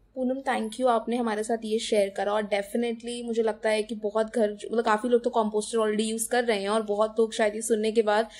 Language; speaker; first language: Hindi; native; Hindi